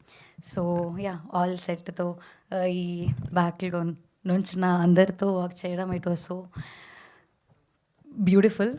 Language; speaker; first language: Telugu; non-native, learner; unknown